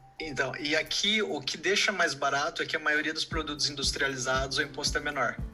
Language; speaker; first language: Portuguese; native; Portuguese